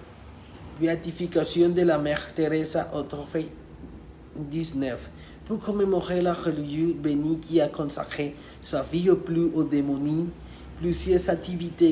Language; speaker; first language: French; non-native, learner; Spanish